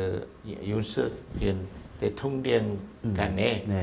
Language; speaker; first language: Korean; non-native, fluent; Vietnamese